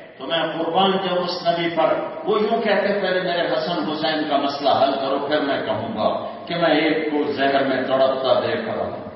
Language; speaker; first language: Urdu; native; Urdu